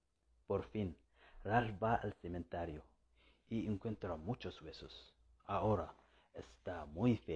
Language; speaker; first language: Spanish; non-native, learner; Bangla